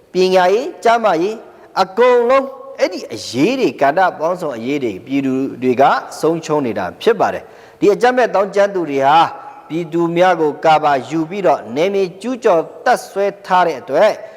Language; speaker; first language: Burmese; non-native, local second language; Pa'o Karen